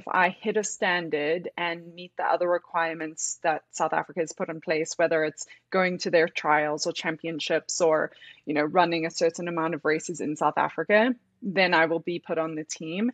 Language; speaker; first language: English; native; English